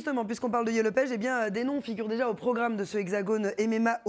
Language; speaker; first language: French; native; French